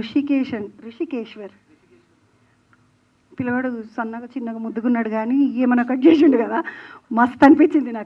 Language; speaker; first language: Telugu; native; Telugu